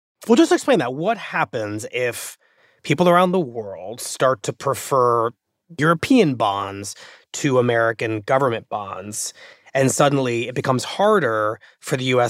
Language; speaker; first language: English; native; English